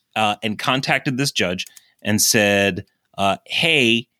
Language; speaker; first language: English; native; English